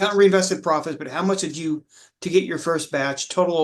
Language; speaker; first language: English; native; English